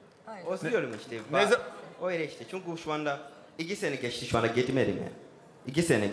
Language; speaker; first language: Turkish; non-native, learner; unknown